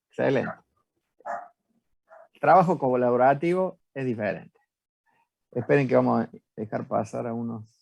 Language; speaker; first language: Spanish; native; Spanish